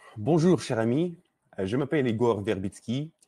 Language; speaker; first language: French; non-native, learner; Russian